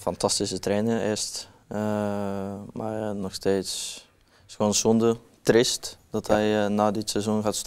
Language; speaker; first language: Dutch; non-native, learner; Norwegian